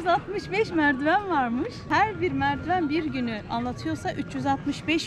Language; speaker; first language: Turkish; native; Turkish